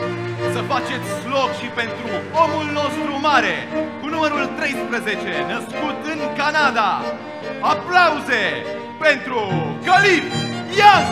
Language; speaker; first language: Romanian; native; Romanian